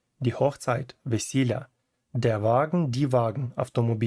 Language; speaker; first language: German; non-native, fluent; Ukrainian